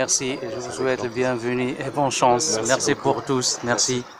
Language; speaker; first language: French; non-native, local second language; Arabic